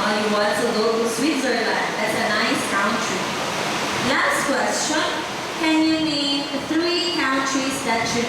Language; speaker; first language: English; non-native, fluent; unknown